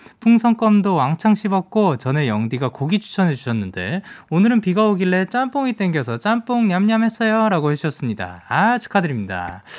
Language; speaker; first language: Korean; native; Korean